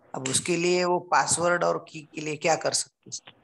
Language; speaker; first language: Hindi; non-native, local second language; Marathi